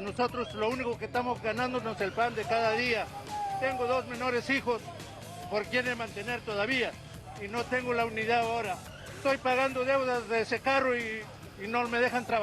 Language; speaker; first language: Spanish; native; Spanish